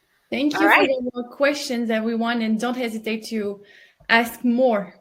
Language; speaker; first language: English; non-native, fluent; French